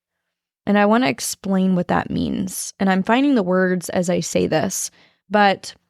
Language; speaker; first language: English; native; English